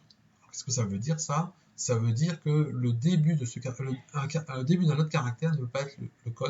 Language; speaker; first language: French; native; French